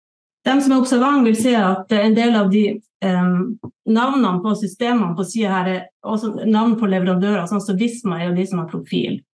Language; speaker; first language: Norwegian; native; Norwegian